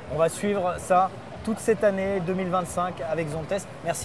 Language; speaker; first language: French; native; French